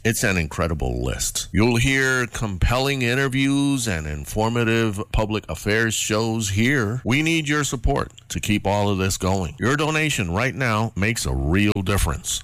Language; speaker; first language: English; native; English